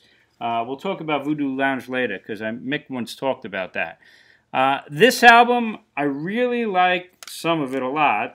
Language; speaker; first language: English; native; English